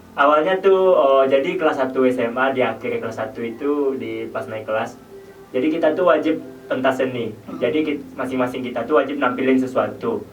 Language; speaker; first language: Indonesian; non-native, local second language; Minangkabau